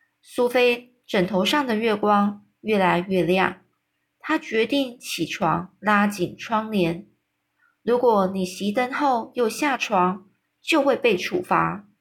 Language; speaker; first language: Chinese; native; Chinese